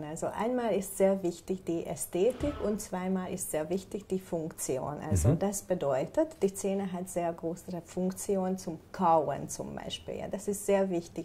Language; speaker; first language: German; non-native, learner; Hungarian